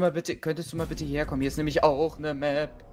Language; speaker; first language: German; native; German